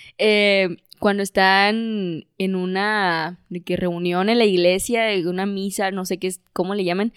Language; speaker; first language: Spanish; native; Spanish